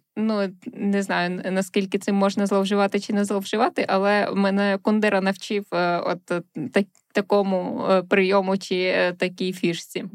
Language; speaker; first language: Ukrainian; native; Ukrainian